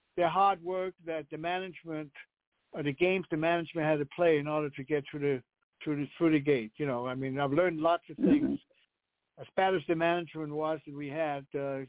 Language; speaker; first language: English; non-native, fluent; Danish